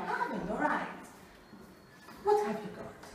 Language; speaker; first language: English; non-native, fluent; Greek